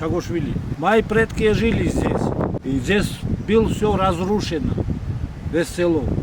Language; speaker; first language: Russian; non-native, fluent; Georgian